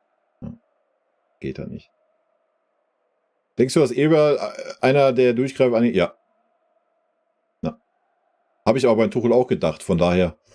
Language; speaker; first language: German; native; German